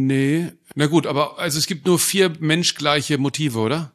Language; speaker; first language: German; native; German